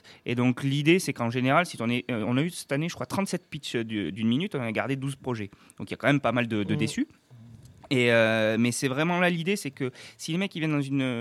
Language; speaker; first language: French; native; French